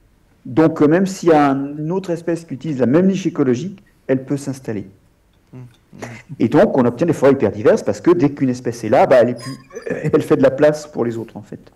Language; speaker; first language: French; native; French